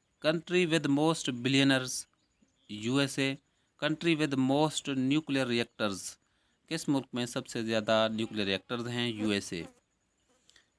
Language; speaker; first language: Urdu; native; Urdu